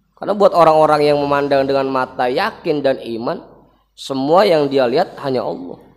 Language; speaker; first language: Indonesian; native; Indonesian